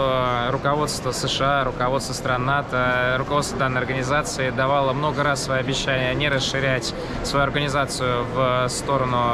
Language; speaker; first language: Russian; native; Russian